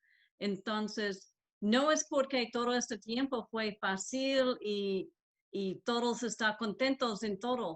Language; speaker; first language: Spanish; non-native, learner; English